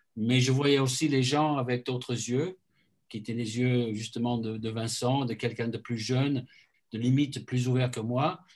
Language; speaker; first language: French; non-native, fluent; English